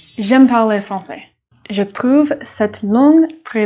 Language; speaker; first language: French; non-native, learner; English